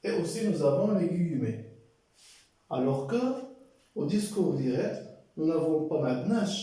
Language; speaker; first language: French; non-native, local second language; Arabic